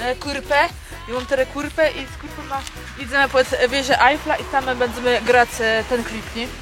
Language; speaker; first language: Polish; non-native, local second language; Kashubian